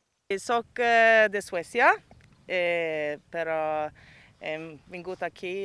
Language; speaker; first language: Catalan; non-native, learner; Swedish